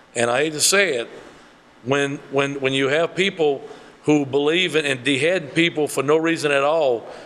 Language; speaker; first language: English; early bilingual, other home language; French